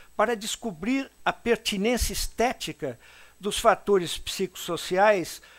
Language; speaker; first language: Portuguese; native; Portuguese